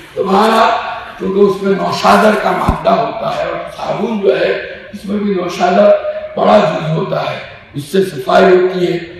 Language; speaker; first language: Urdu; non-native, local second language; Gujarati